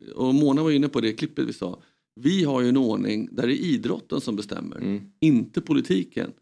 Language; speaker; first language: Swedish; native; Swedish